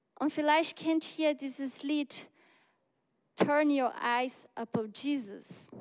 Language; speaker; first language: German; non-native, learner; Portuguese